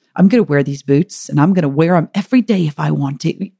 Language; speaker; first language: English; native; English